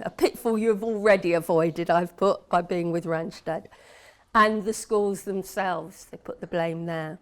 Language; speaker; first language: English; native; English